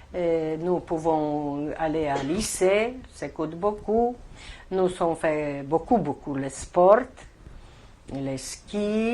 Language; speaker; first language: French; non-native, learner; Polish